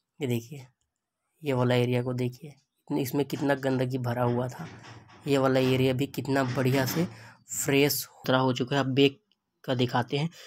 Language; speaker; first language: Hindi; native; Hindi